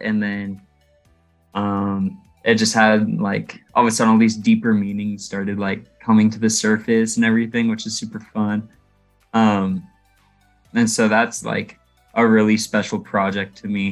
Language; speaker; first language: English; native; English